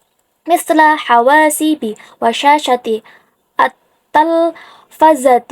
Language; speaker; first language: Arabic; non-native, learner; Indonesian